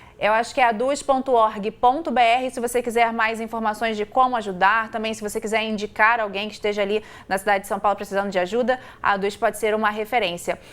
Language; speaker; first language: Portuguese; native; Portuguese